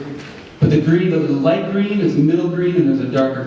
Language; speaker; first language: English; native; English